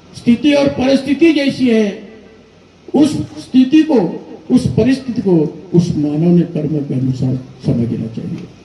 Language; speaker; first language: Hindi; non-native, local second language; Marathi